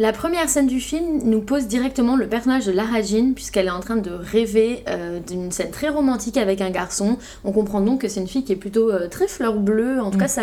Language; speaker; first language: French; native; French